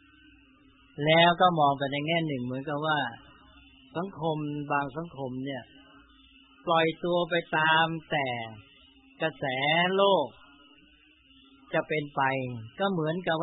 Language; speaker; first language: Thai; native; Thai